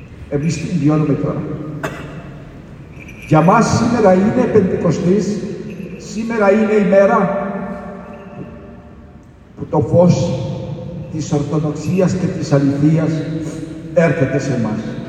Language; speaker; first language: Greek; non-native, fluent; Spanish